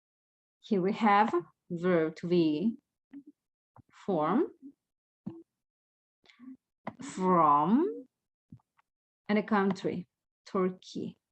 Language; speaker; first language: English; non-native, fluent; Spanish